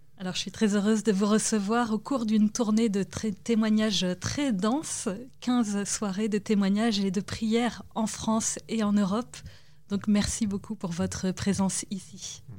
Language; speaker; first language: French; native; French